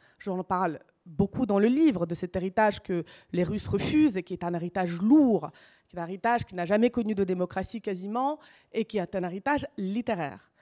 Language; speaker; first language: French; early bilingual, other home language; Russian